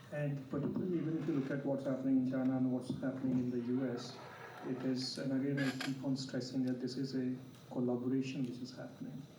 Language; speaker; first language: English; non-native, local second language; Bangla